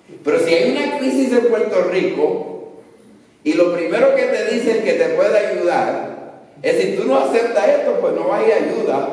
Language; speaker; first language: Spanish; early bilingual, other home language; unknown